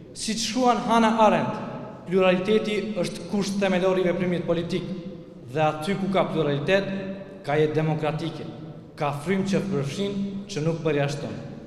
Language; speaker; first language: Albanian; non-native, local second language; Romany